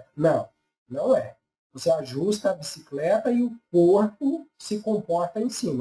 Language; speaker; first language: Portuguese; native; Portuguese